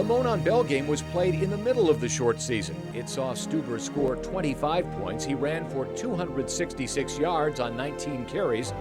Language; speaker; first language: English; native; English